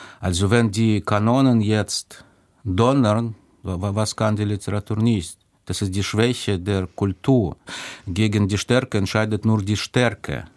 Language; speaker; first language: German; non-native, fluent; Russian